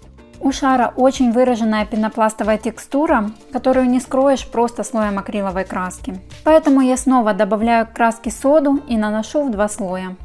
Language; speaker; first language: Russian; native; Russian